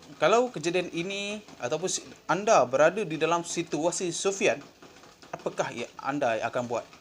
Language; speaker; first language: Malay; native; Malay